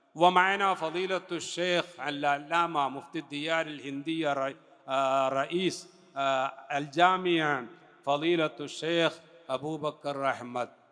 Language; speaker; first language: Arabic; non-native, fluent; Malayalam